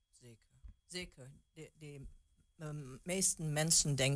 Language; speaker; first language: Dutch; non-native, learner; German